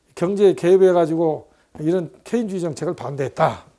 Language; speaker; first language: Korean; native; Korean